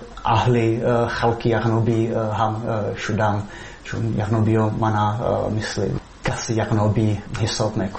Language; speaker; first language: Persian; non-native, fluent; Czech